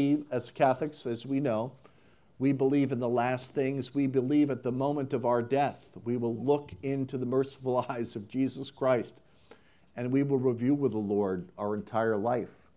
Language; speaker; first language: English; native; English